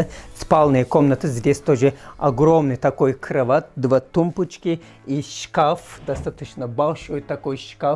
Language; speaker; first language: Russian; non-native, fluent; Turkish